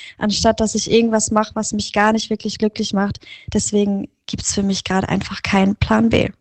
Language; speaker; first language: German; native; German